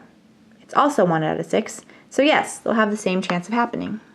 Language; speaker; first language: English; native; English